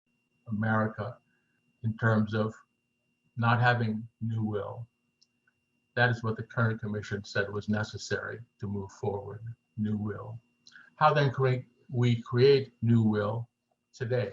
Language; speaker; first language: English; native; English